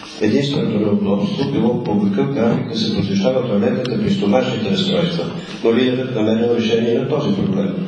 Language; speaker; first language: Bulgarian; native; Bulgarian